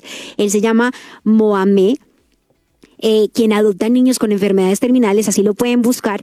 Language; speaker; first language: Spanish; native; Spanish